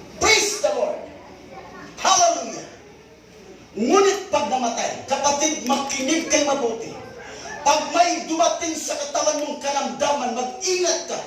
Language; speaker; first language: Filipino; non-native, local second language; Cebuano